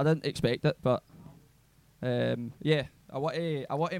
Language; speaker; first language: English; native; English